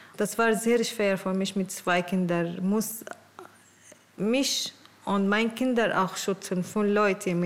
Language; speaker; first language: German; non-native, learner; Arabic